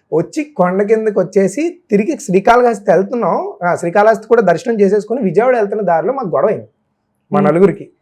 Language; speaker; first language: Telugu; native; Telugu